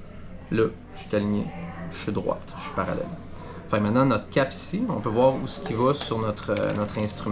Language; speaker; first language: French; native; French